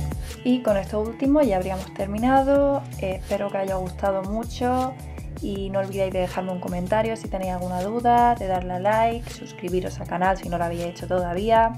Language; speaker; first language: Spanish; native; Spanish